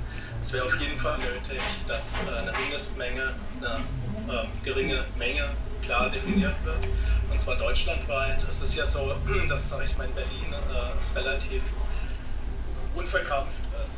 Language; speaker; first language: German; native; German